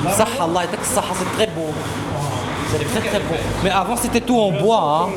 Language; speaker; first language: French; native; French